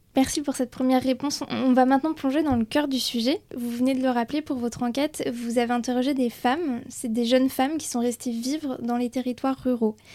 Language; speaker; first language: French; native; French